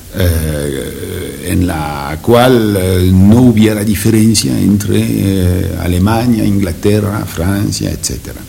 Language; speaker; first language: Spanish; non-native, fluent; French